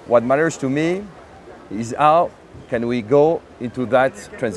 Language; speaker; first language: English; non-native, fluent; French